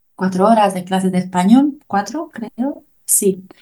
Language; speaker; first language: Spanish; native; Spanish